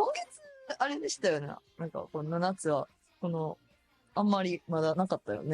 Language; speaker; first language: Japanese; native; Japanese